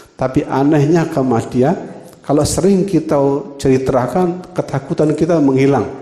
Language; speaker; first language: Indonesian; non-native, local second language; Balinese